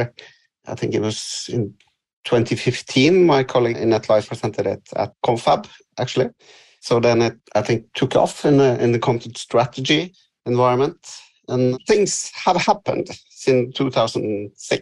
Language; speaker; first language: English; non-native, fluent; Norwegian